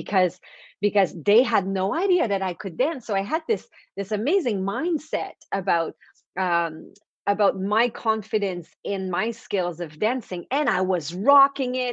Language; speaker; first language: English; non-native, fluent; French